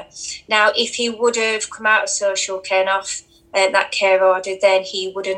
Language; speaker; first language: English; native; English